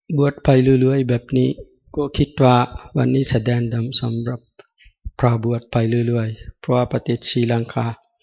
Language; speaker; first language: Thai; non-native, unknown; Sinhala